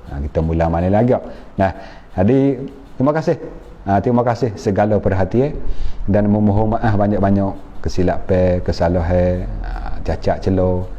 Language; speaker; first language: Malay; native; Malay